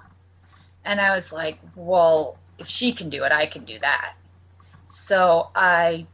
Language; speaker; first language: English; native; English